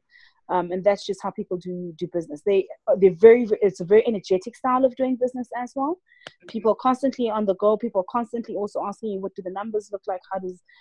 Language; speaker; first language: English; non-native, local second language; Zulu